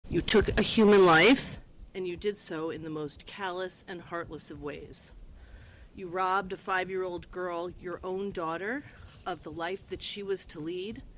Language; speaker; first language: English; native; English